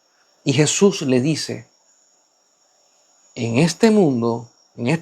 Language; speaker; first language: Spanish; native; Spanish